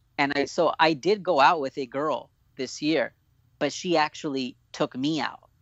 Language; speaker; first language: English; native; English